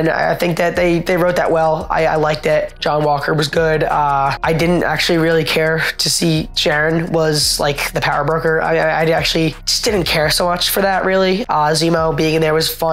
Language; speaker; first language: English; native; English